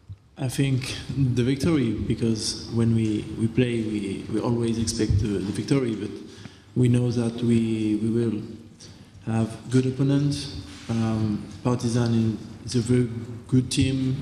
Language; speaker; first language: English; non-native, fluent; French